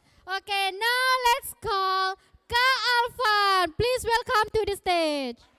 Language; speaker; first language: English; non-native, fluent; Indonesian